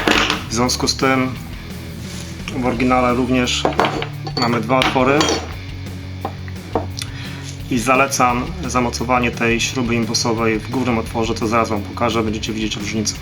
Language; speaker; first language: Polish; native; Polish